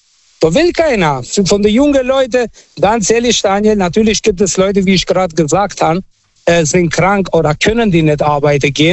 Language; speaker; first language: German; non-native, fluent; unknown